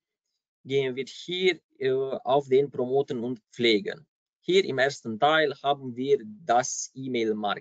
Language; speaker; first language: German; non-native, fluent; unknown